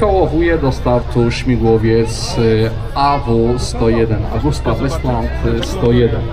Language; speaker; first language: Polish; native; Polish